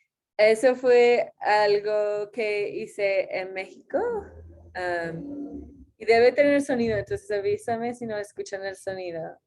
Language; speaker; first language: Spanish; non-native, fluent; English